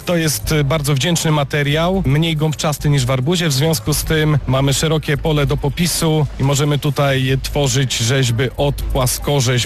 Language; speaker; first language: Polish; native; Polish